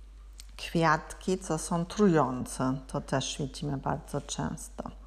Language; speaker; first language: Polish; non-native, learner; German